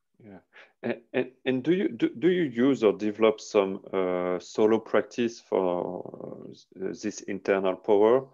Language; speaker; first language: English; non-native, learner; French